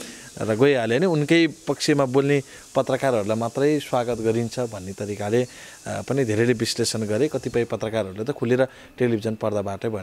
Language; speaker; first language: Nepali; native; Nepali